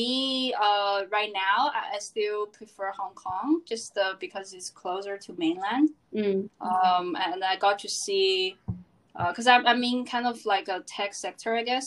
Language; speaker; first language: English; non-native, fluent; Chinese